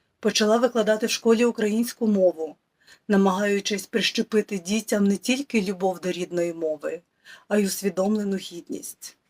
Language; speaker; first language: Ukrainian; non-native, local second language; Russian